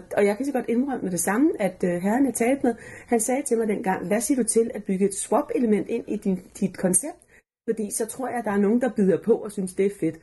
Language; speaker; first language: Danish; native; Danish